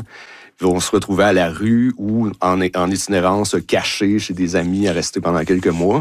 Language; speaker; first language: French; native; French